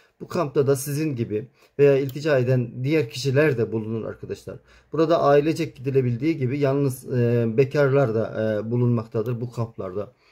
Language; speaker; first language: Turkish; native; Turkish